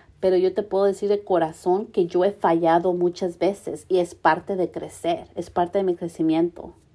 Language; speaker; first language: Spanish; early bilingual, heritage; Spanish